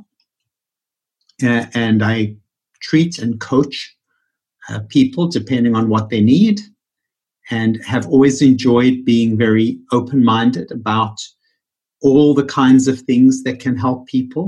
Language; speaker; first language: English; native; English